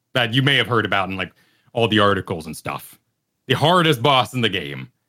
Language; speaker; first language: English; native; English